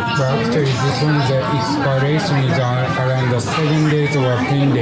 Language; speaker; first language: English; non-native, learner; Japanese